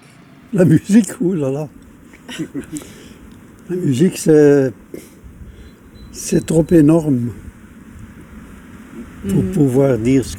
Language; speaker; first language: French; non-native, local second language; Dutch